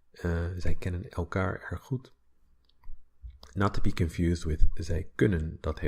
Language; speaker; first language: Dutch; non-native, fluent; English